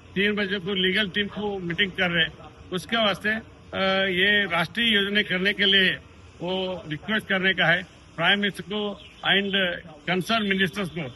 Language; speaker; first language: Hindi; non-native, local second language; Kannada